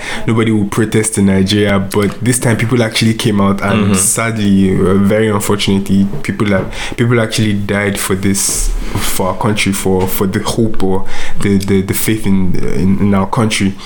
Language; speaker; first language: English; non-native, local second language; Yoruba